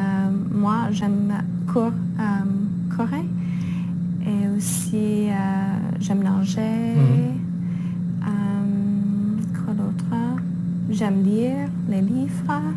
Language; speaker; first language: French; non-native, learner; English